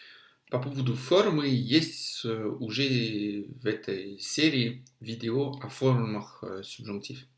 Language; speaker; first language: Russian; non-native, fluent; French